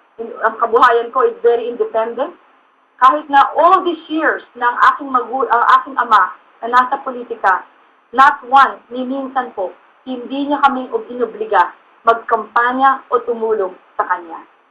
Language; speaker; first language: Filipino; native; Filipino